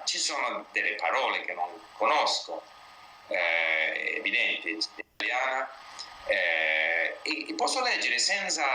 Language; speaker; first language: Italian; non-native, learner; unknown